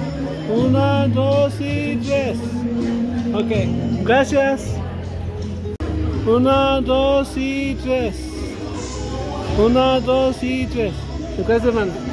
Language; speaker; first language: Spanish; early bilingual, heritage; Spanish